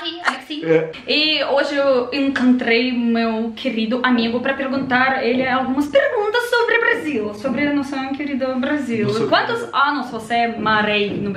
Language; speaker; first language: Portuguese; non-native, learner; Russian